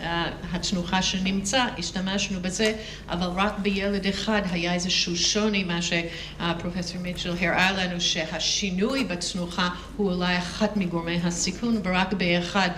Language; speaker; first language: Hebrew; non-native, fluent; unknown